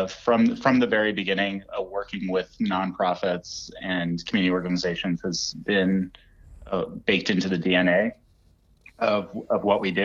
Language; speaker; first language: English; native; English